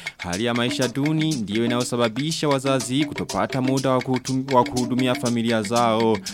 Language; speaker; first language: Swahili; non-native, local second language; Rundi